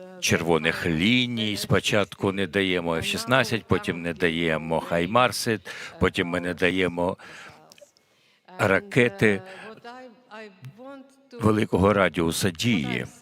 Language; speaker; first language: Ukrainian; non-native, fluent; Latvian